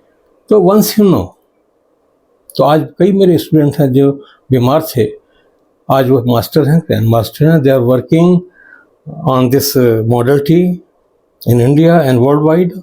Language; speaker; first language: Hindi; native; Hindi